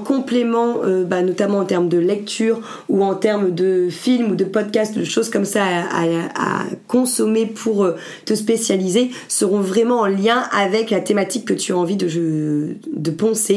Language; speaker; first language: French; native; French